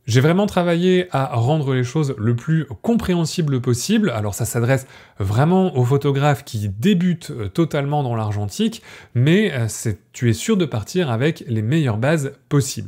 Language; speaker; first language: French; native; French